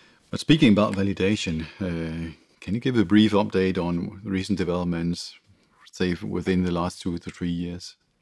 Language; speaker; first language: English; non-native, fluent; Danish